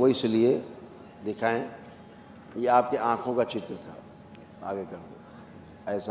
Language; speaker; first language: Hindi; native; Hindi